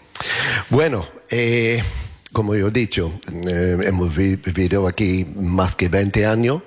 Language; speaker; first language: Spanish; non-native, fluent; English